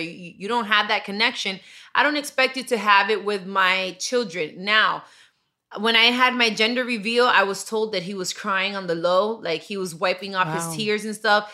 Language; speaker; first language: English; early bilingual, other home language; Spanish